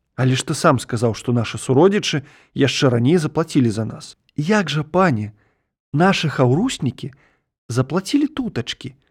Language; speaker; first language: Belarusian; native; Belarusian